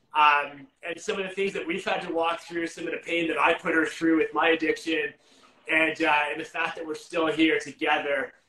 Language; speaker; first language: English; native; English